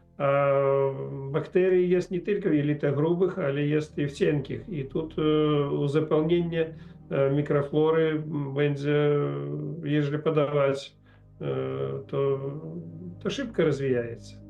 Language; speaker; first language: Polish; non-native, learner; Russian